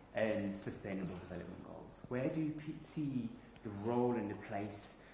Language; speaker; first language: English; non-native, fluent; Uzbek